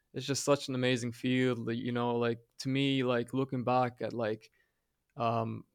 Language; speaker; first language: English; non-native, fluent; Latvian